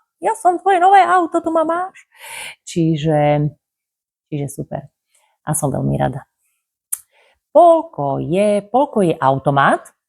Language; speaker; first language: Slovak; native; Slovak